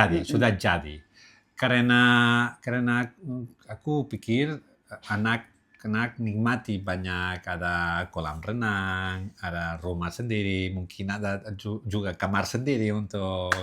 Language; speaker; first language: Indonesian; non-native, learner; Catalan